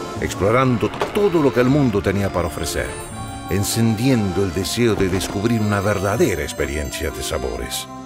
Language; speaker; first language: Spanish; native; Spanish